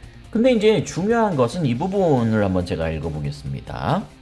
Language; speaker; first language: Korean; native; Korean